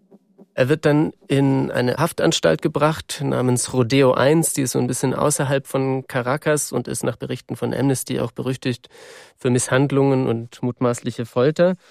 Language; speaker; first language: German; native; German